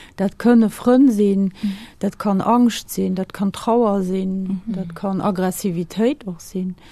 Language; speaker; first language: Luxembourgish; native; Luxembourgish